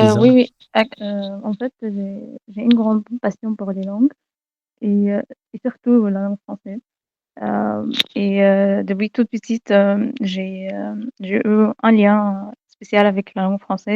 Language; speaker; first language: French; non-native, fluent; Arabic